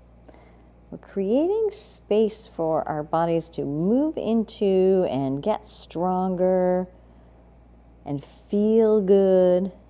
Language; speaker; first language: English; native; English